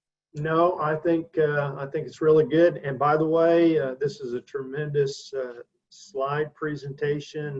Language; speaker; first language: English; native; English